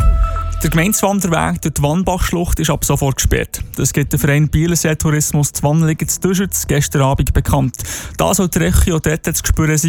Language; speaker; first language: German; native; German